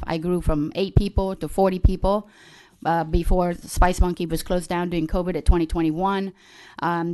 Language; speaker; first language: English; early bilingual, other home language; Khmer